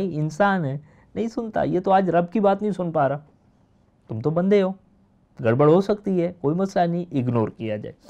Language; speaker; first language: Urdu; native; Urdu